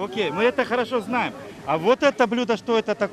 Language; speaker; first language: Russian; non-native, local second language; Kyrgyz